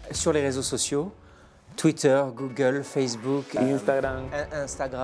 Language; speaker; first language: French; native; French